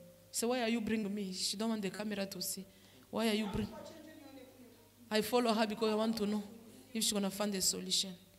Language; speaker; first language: English; non-native, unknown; Lingala